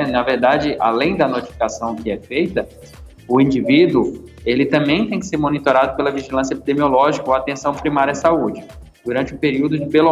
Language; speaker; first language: Portuguese; native; Portuguese